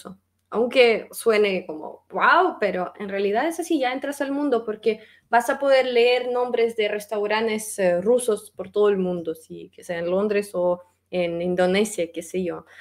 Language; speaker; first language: Spanish; non-native, fluent; Russian